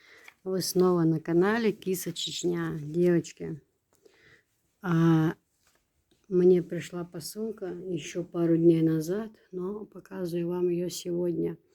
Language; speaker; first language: Russian; native; Russian